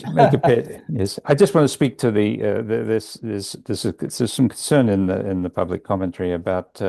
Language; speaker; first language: English; native; English